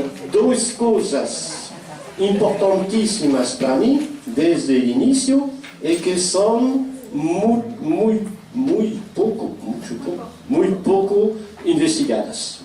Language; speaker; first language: Spanish; non-native, fluent; French